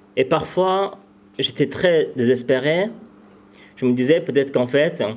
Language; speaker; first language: French; non-native, fluent; Persian